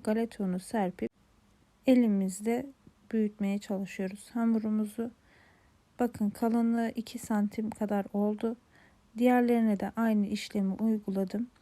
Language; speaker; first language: Turkish; native; Turkish